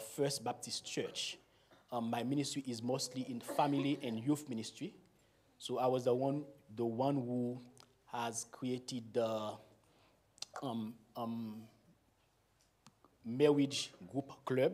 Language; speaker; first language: English; non-native, fluent; Haitian Creole